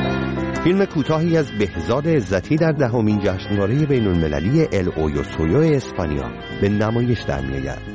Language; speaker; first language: Persian; native; Persian